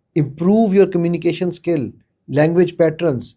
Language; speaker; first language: English; non-native, local second language; Urdu